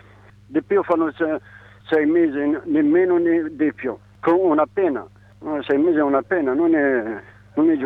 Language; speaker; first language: Italian; non-native, learner; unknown